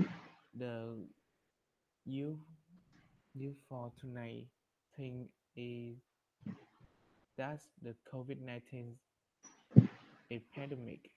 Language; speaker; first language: English; non-native, learner; Vietnamese